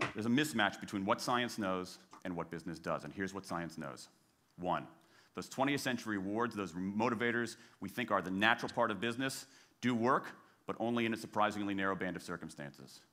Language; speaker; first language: English; native; English